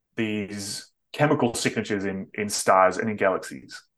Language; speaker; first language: English; non-native, fluent; Dutch